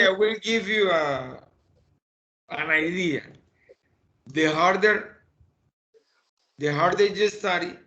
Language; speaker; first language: English; non-native, fluent; Spanish